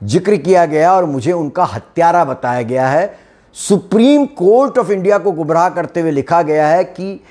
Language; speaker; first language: Hindi; native; Hindi